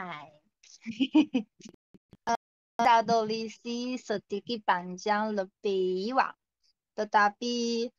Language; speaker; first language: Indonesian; non-native, learner; Chinese